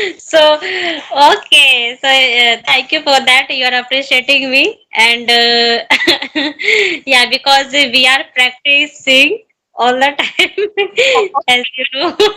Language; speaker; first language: English; non-native, learner; Hindi